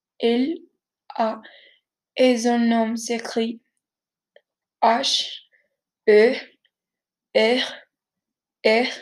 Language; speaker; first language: French; non-native, learner; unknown